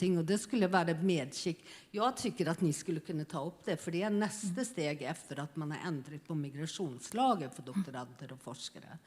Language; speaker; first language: Swedish; non-native, fluent; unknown